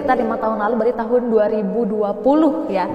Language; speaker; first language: Indonesian; native; Indonesian